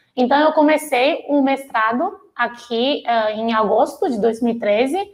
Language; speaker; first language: Portuguese; non-native, fluent; Chinese